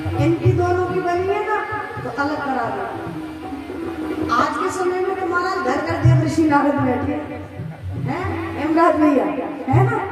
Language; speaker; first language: Hindi; native; Hindi